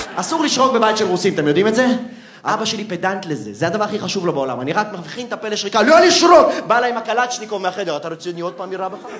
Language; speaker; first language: Hebrew; early bilingual, other home language; Russian